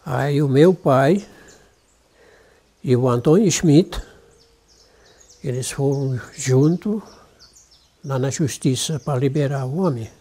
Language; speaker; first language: Portuguese; non-native, local second language; German